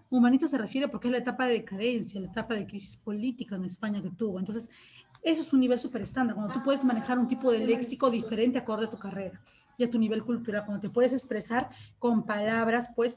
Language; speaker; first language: Spanish; native; Spanish